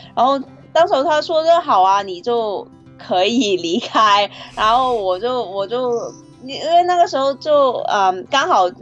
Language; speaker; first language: Chinese; non-native, fluent; Cantonese